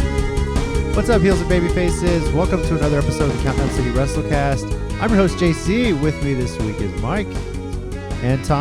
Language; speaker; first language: English; native; English